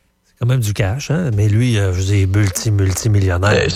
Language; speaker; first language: French; native; French